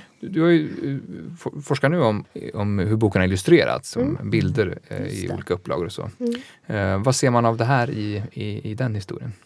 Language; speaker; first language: Swedish; native; Swedish